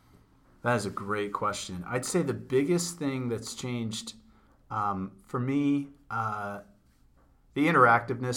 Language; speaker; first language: English; native; English